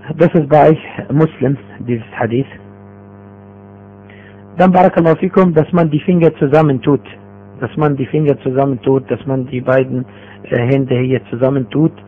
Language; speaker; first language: German; non-native, fluent; Arabic